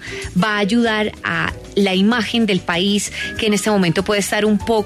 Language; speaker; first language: Spanish; native; Spanish